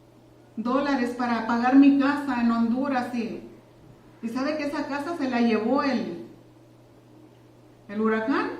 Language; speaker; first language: Spanish; native; Spanish